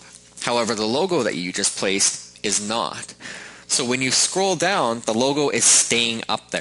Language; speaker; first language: English; native; English